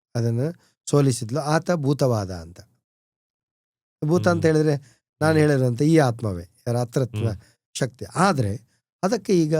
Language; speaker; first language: Kannada; non-native, local second language; Tulu